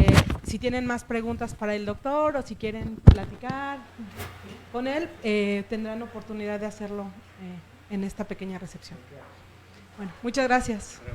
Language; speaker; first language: Spanish; native; Spanish